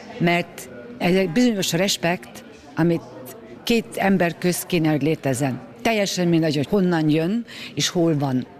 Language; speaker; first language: Hungarian; early bilingual, heritage; Hungarian